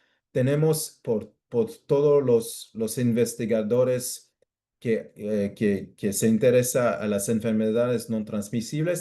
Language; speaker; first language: Spanish; non-native, fluent; English